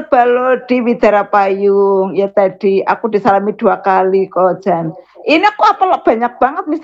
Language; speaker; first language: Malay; non-native, local second language; Javanese